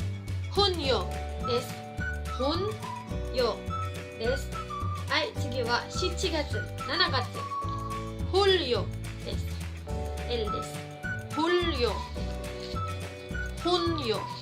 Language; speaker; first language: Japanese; non-native, fluent; Cebuano